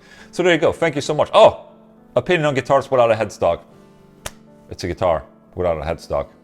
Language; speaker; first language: English; non-native, fluent; Swedish